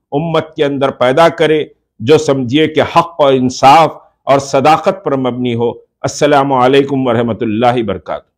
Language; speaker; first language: Hindi; non-native, local second language; Urdu